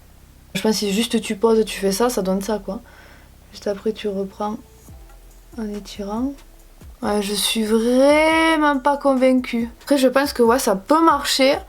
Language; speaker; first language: French; native; French